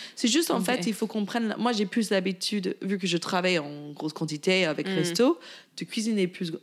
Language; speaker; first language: French; non-native, fluent; English